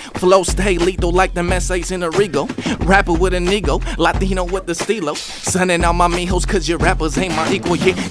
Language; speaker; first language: English; native; English